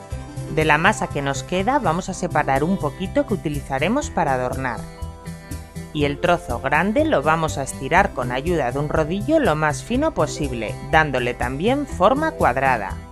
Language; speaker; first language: Spanish; native; Spanish